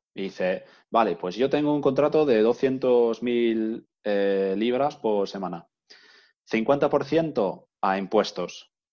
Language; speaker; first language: Spanish; non-native, fluent; English